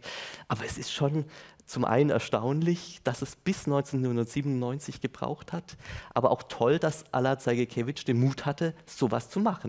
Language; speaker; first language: German; native; German